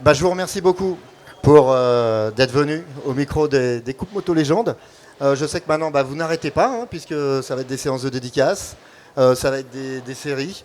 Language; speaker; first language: French; native; French